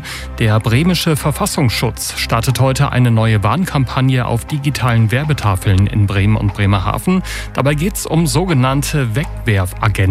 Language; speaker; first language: German; native; German